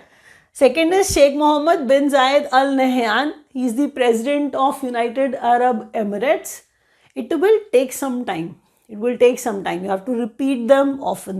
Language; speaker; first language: English; non-native, local second language; Hindi